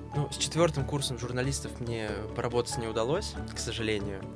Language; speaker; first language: Russian; native; Russian